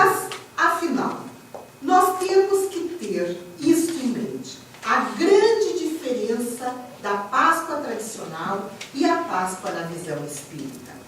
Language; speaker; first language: Portuguese; native; Portuguese